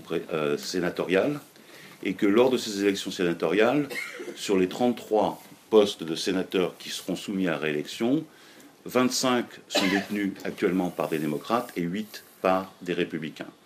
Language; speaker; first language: French; native; French